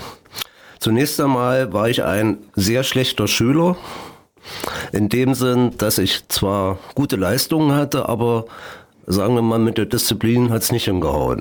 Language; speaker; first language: German; native; German